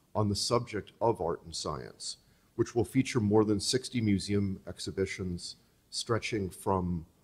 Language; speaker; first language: English; native; English